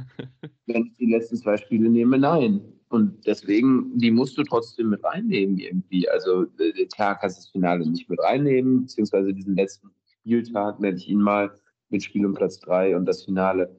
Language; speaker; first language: German; native; German